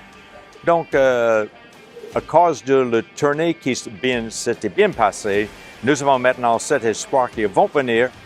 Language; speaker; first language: French; non-native, local second language; Haitian Creole